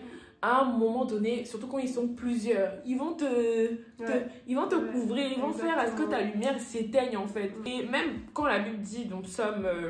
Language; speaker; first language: French; native; French